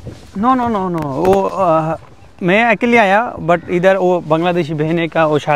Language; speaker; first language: Hindi; non-native, learner; Bangla